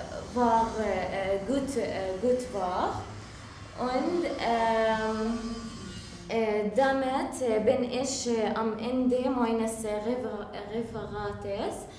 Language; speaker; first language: German; non-native, learner; Arabic